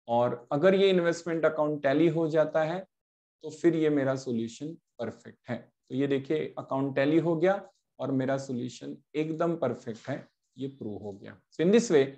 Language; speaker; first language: Hindi; non-native, local second language; Marathi